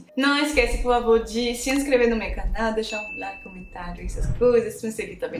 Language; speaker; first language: Portuguese; non-native, fluent; French